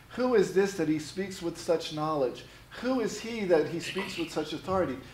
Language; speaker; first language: English; native; English